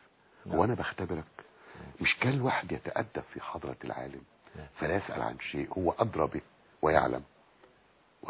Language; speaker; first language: Arabic; native; Arabic